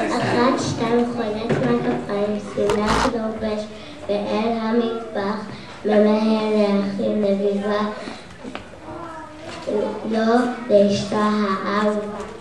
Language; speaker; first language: Hebrew; non-native, learner; English